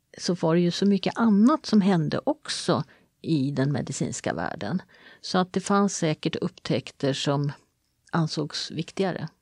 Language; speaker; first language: Swedish; native; Swedish